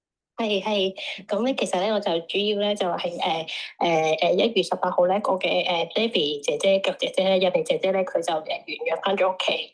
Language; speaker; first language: Cantonese; native; Cantonese